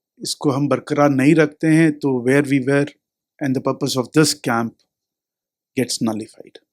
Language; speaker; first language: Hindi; non-native, local second language; Tamil